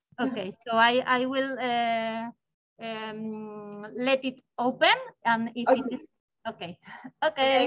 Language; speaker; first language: English; non-native, learner; Spanish